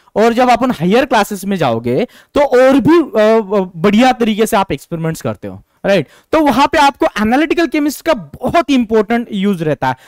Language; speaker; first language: Hindi; non-native, local second language; Marathi